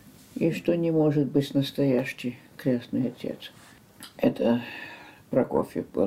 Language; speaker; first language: Russian; early bilingual, heritage; French